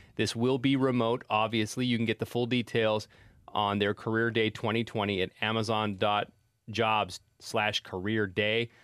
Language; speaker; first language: English; native; English